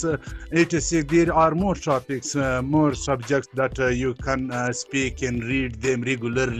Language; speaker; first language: English; non-native, learner; Persian